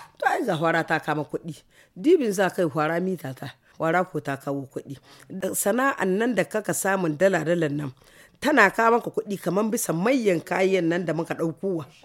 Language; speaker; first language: Hausa; native; Hausa